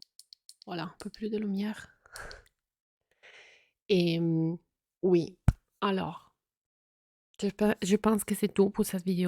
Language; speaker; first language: French; non-native, fluent; Italian